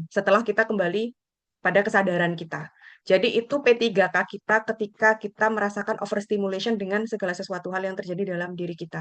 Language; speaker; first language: Indonesian; native; Indonesian